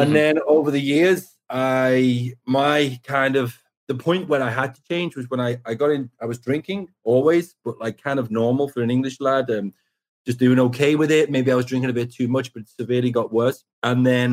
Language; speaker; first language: English; native; English